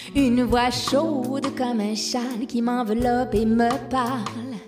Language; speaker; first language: French; native; French